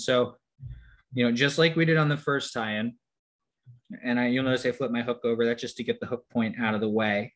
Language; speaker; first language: English; native; English